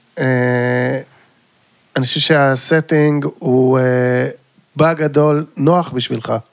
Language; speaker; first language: Hebrew; native; Hebrew